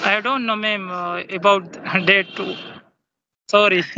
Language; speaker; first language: English; non-native, local second language; Pashto